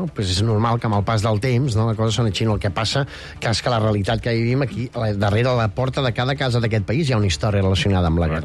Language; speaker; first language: Catalan; native; Catalan